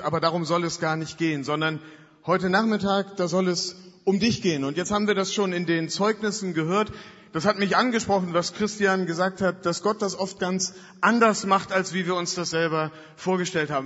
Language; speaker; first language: German; native; German